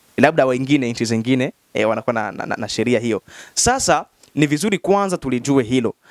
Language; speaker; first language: Swahili; native; Swahili